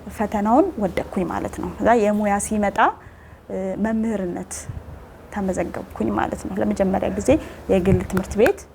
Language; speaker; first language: Amharic; native; Amharic